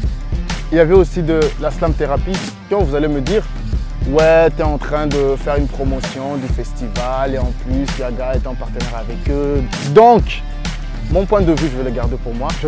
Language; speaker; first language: French; non-native, local second language; Rundi